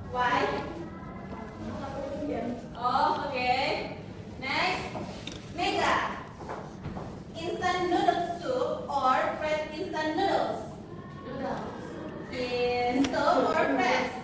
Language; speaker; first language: English; non-native, learner; Indonesian